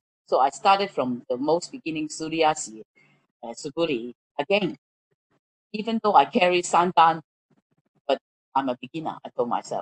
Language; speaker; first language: English; non-native, local second language; Cantonese